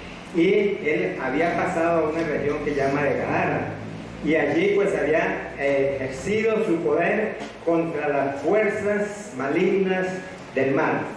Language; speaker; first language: Spanish; native; Spanish